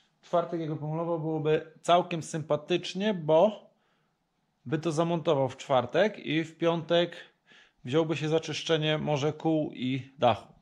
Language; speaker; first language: Polish; native; Polish